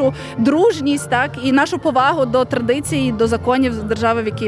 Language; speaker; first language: Ukrainian; native; Ukrainian